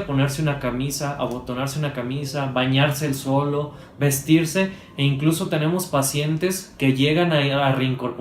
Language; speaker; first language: Spanish; native; Spanish